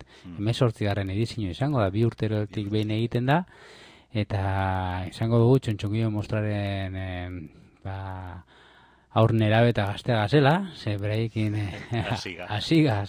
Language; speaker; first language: Basque; native; Basque